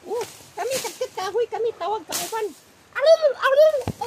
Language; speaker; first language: Cebuano; non-native, local second language; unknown